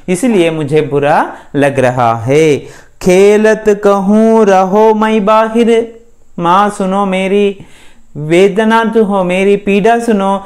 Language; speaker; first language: Hindi; non-native, local second language; Kannada